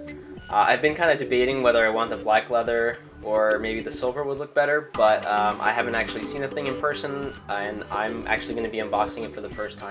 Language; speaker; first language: English; native; English